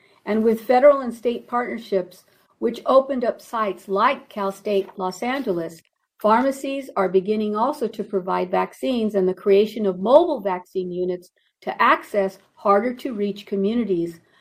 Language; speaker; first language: English; early bilingual, other home language; Spanish